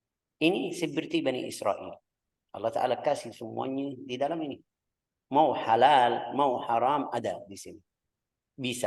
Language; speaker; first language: Indonesian; non-native, fluent; Arabic